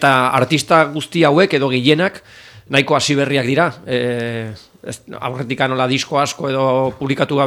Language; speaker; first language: Basque; native; Basque